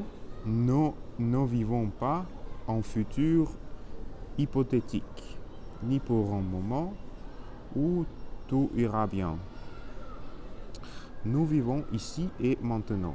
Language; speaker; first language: French; non-native, learner; Spanish